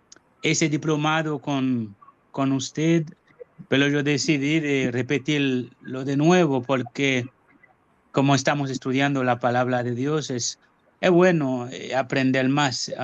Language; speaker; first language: Spanish; non-native, fluent; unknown